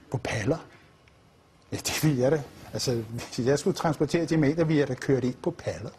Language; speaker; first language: Danish; native; Danish